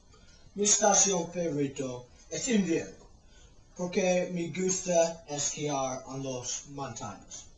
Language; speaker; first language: Spanish; non-native, learner; English